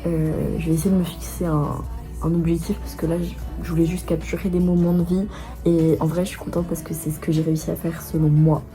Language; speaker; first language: French; native; French